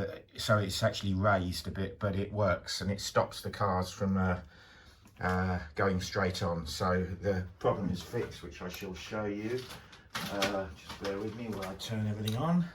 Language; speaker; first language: English; native; English